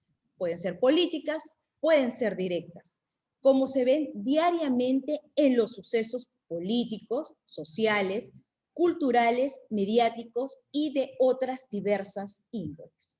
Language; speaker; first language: Spanish; native; Spanish